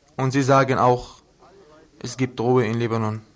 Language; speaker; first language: German; non-native, learner; Arabic